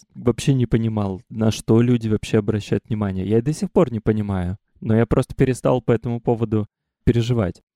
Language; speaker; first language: Russian; native; Russian